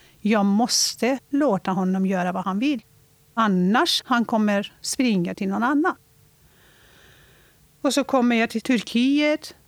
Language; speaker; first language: Swedish; non-native, fluent; Persian